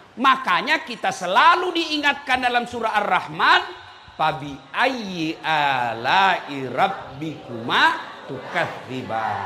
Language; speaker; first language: Indonesian; non-native, local second language; Buginese